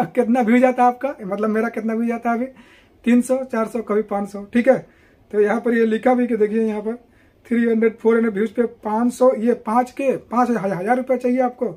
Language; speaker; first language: Hindi; native; Hindi